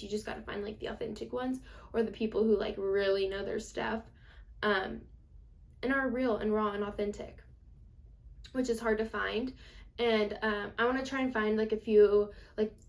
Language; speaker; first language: English; native; English